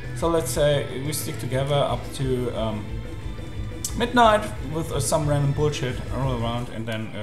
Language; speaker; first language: English; non-native, fluent; German